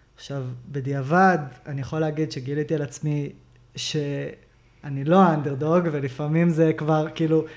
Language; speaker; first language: Hebrew; native; Hebrew